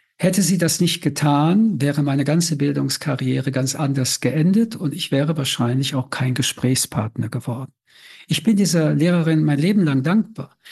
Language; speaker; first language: German; early bilingual, other home language; French